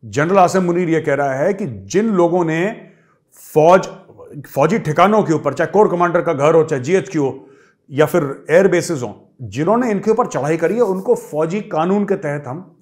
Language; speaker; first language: Hindi; native; Hindi